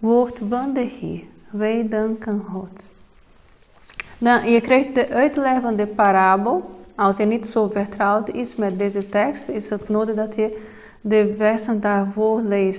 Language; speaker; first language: Dutch; non-native, fluent; Portuguese